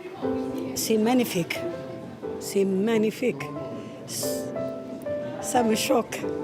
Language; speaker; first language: French; early bilingual, other home language; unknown